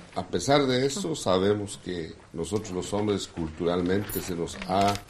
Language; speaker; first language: Spanish; non-native, local second language; Kʼicheʼ